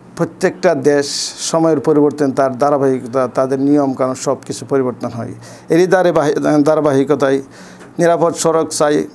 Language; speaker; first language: Bangla; native; Bangla